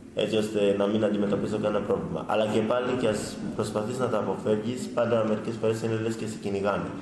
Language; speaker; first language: Greek; early bilingual, other home language; Swahili